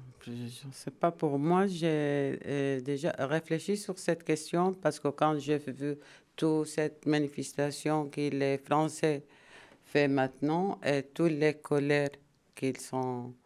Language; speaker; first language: French; non-native, learner; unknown